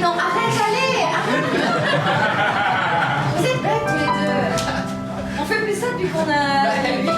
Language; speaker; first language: French; native; French